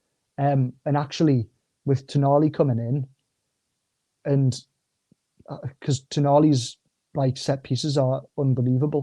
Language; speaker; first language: English; native; English